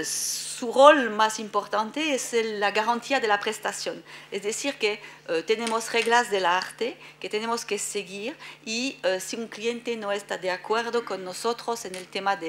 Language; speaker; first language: Spanish; non-native, fluent; French